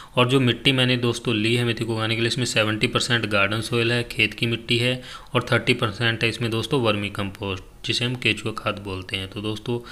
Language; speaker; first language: Hindi; native; Hindi